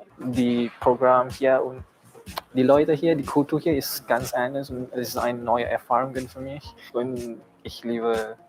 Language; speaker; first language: German; non-native, learner; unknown